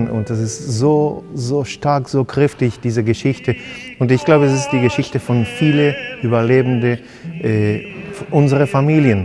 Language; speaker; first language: German; non-native, fluent; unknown